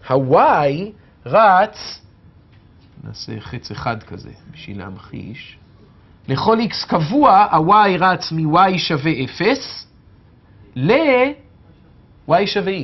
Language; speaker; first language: Hebrew; native; Hebrew